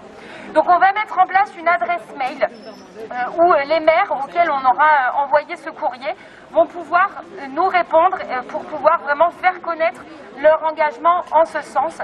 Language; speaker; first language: French; native; French